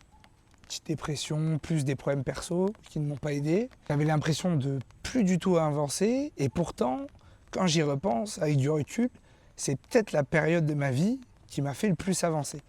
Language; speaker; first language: French; native; French